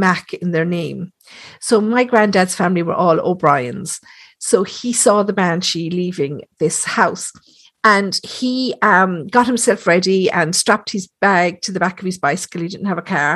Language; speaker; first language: English; native; English